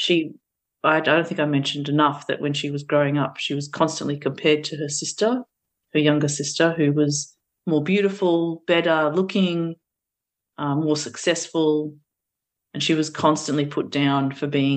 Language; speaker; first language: English; early bilingual, other home language; Portuguese